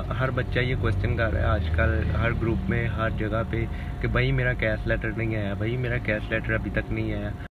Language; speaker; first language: Urdu; native; Urdu